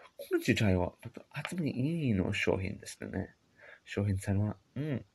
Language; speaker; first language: Japanese; non-native, learner; English